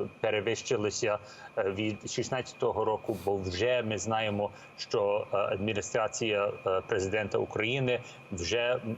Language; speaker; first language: Ukrainian; early bilingual, heritage; Ukrainian